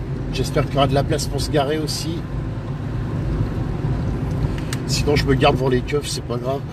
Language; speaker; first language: French; native; French